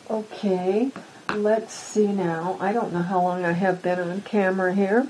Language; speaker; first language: English; native; English